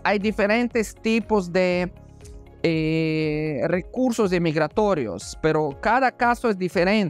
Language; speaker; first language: Spanish; non-native, fluent; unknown